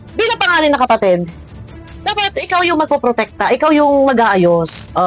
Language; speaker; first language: Filipino; native; Filipino